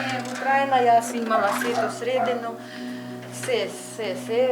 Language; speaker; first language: Macedonian; non-native, learner; Russian